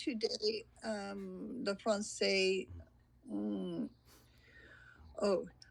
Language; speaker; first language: French; non-native, learner; English